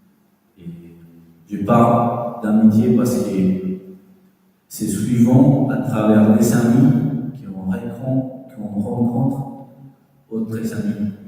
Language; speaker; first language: French; non-native, fluent; Spanish